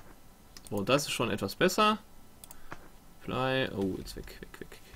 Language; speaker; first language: German; native; German